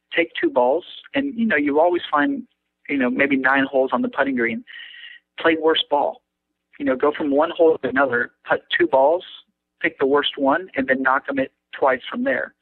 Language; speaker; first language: English; native; English